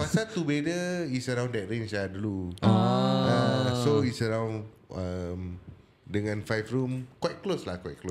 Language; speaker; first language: English; non-native, local second language; Malay